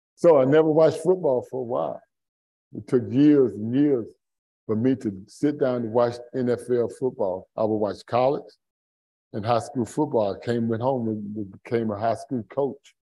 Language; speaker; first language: English; native; English